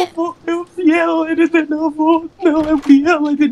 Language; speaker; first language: Portuguese; non-native, learner; Spanish